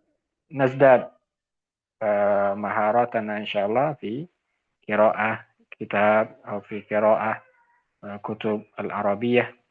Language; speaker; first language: Arabic; non-native, fluent; Indonesian